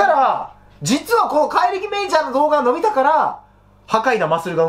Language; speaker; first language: Japanese; native; Japanese